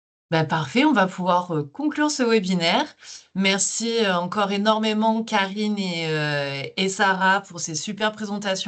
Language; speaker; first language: French; native; French